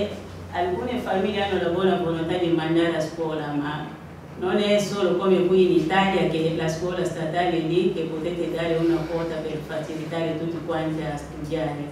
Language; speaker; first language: Italian; non-native, fluent; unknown